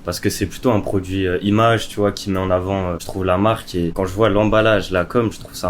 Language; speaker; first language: French; native; French